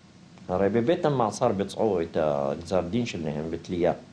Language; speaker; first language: Hebrew; non-native, fluent; Arabic